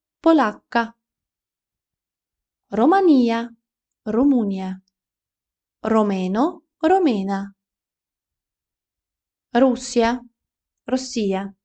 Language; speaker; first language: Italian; non-native, fluent; Ukrainian